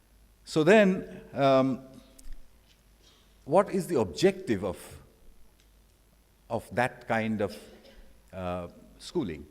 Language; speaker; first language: English; non-native, local second language; Bangla